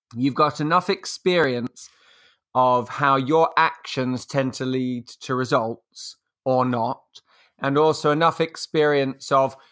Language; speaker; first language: English; native; English